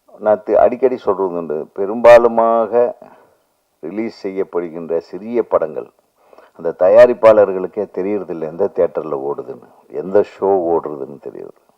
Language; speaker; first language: Tamil; native; Tamil